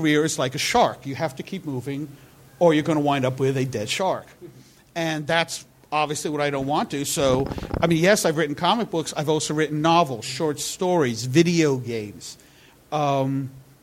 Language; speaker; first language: English; native; English